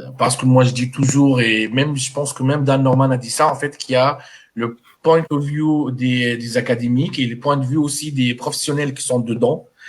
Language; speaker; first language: French; non-native, local second language; Arabic